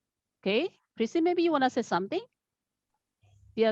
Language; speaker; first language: English; non-native, fluent; Indonesian